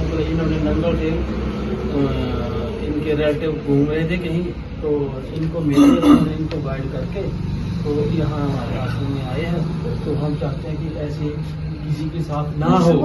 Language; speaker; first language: Hindi; non-native, local second language; Punjabi